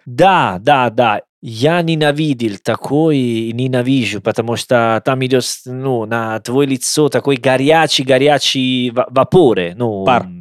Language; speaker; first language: Russian; non-native, learner; Italian